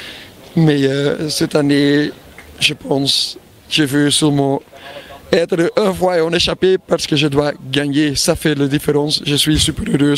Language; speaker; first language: French; non-native, local second language; Dutch